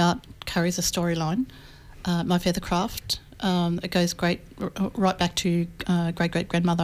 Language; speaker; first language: English; native; English